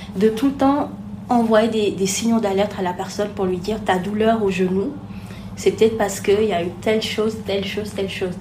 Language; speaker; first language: French; non-native, local second language; Wolof